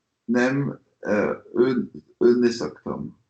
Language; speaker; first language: Hungarian; non-native, learner; French